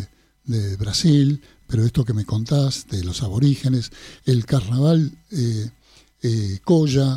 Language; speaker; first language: Spanish; native; Spanish